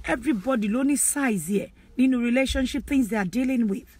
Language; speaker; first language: English; non-native, local second language; Yoruba